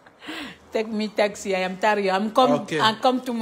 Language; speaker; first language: English; non-native, learner; French